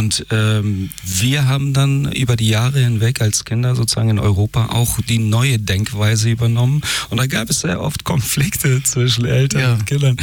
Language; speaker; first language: German; early bilingual, other home language; Persian